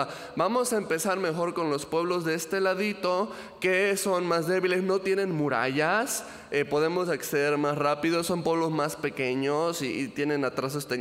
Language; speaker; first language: Spanish; native; Spanish